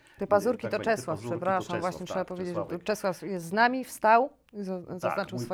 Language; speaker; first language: Polish; native; Polish